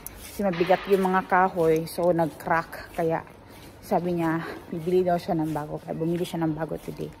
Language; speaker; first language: Filipino; non-native, local second language; Cebuano